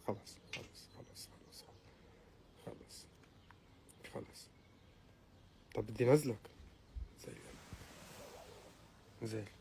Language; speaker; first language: Arabic; native; Arabic